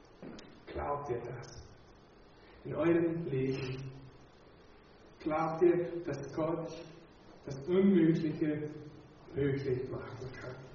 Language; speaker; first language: German; non-native, fluent; English